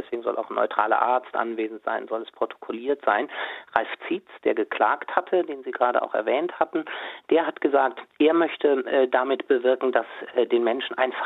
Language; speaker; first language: German; native; German